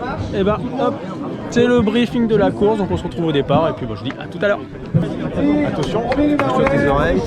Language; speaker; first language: French; native; French